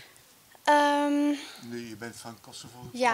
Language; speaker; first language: Dutch; native; Dutch